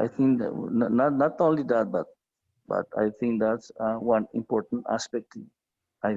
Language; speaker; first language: English; non-native, fluent; Spanish